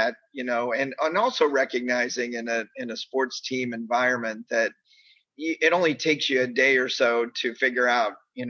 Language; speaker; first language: English; native; English